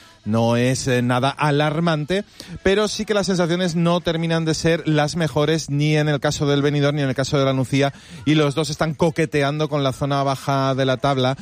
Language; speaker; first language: Spanish; native; Spanish